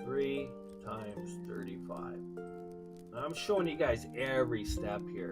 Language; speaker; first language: English; native; English